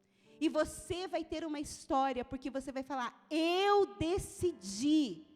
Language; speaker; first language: Portuguese; native; Portuguese